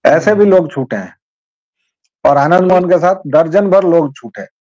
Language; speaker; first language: Hindi; native; Hindi